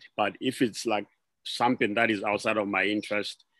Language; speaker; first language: English; non-native, local second language; Southern Sotho